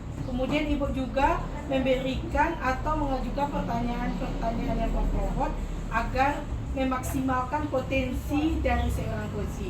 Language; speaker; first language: Indonesian; native; Indonesian